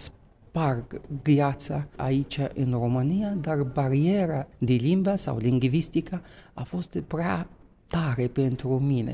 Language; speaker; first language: Romanian; non-native, fluent; Arabic